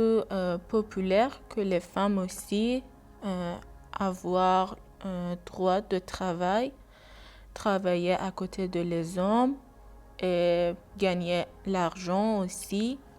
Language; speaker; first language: French; non-native, learner; Persian